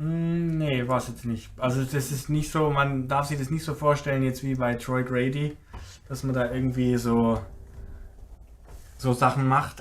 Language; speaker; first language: German; native; German